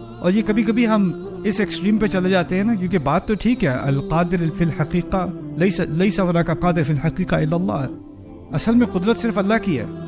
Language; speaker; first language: Urdu; early bilingual, heritage; Urdu